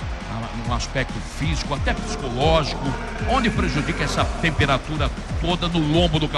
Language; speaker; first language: Portuguese; native; Portuguese